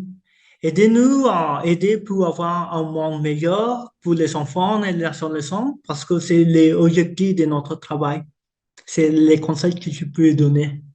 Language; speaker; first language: French; non-native, fluent; Spanish